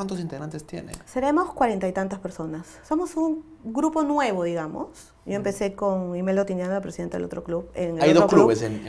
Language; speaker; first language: Spanish; native; Spanish